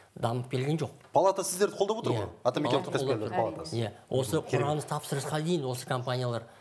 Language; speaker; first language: Kazakh; native; Kazakh